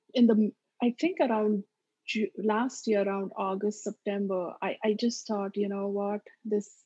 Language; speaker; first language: English; non-native, local second language; Marathi